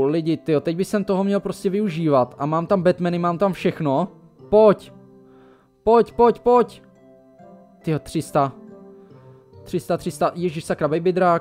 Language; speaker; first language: Czech; native; Czech